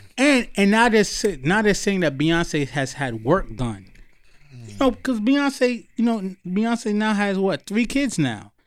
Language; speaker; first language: English; early bilingual, other home language; Haitian Creole